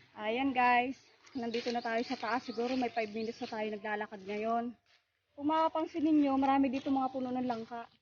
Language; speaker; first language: Filipino; non-native, local second language; Bikol